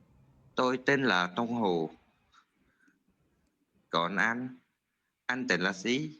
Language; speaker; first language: Vietnamese; non-native, learner; Khmer